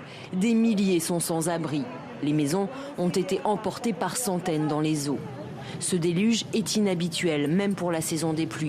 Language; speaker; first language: French; native; French